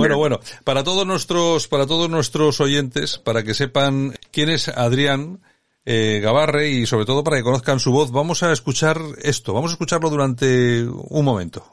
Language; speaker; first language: Spanish; native; Spanish